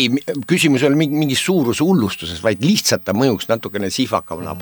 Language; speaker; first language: Estonian; native; Estonian